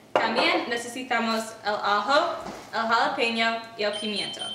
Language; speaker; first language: Spanish; non-native, learner; English